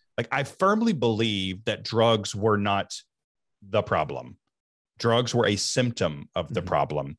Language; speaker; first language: English; native; English